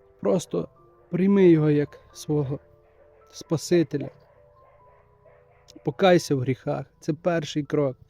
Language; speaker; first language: Ukrainian; native; Ukrainian